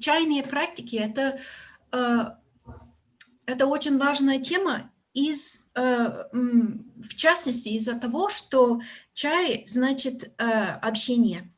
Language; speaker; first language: Russian; non-native, fluent; English